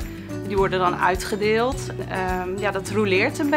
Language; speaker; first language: Dutch; native; Dutch